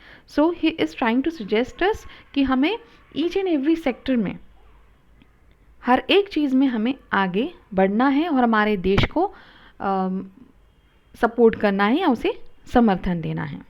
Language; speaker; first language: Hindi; non-native, local second language; Marathi